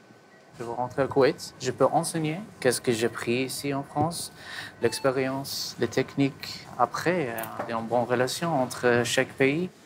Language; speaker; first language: French; non-native, learner; Arabic